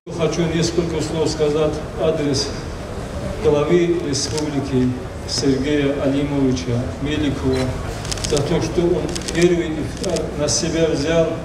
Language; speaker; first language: Russian; non-native, local second language; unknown